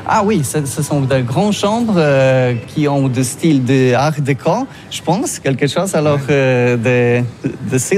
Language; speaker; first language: French; non-native, learner; Polish